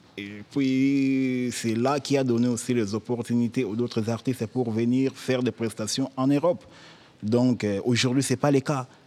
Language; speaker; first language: French; non-native, local second language; Lingala